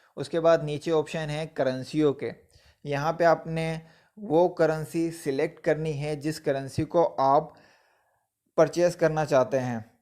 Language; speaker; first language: Hindi; non-native, local second language; Punjabi